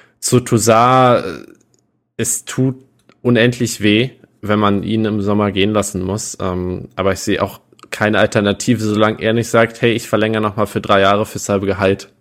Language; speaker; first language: German; native; German